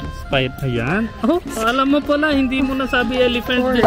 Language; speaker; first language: Filipino; non-native, learner; Hindi